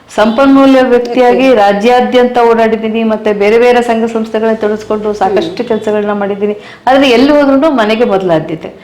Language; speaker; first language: Kannada; native; Kannada